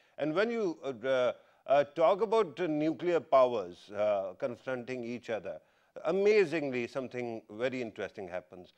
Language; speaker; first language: English; non-native, local second language; Urdu